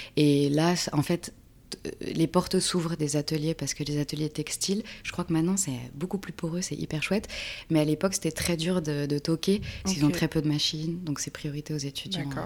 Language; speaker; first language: French; native; French